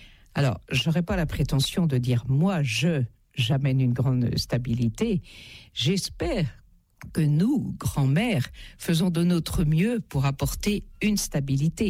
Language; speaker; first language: French; native; French